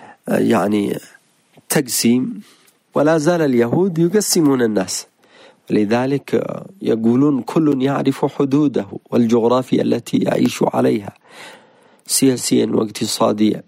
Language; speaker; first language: Arabic; native; Arabic